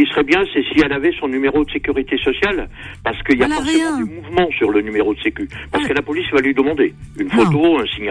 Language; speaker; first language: French; native; French